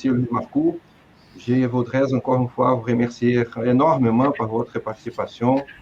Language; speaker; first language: French; non-native, fluent; Portuguese